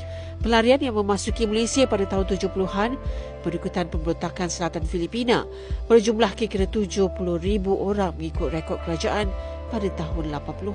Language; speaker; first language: Malay; native; Malay